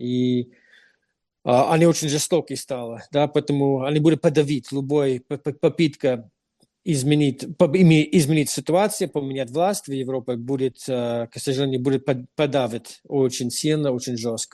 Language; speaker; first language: Russian; non-native, fluent; English